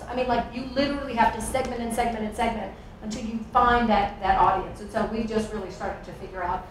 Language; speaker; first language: English; native; English